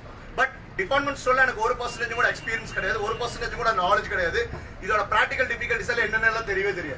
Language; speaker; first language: Tamil; native; Tamil